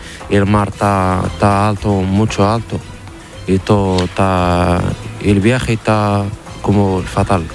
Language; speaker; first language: Spanish; non-native, learner; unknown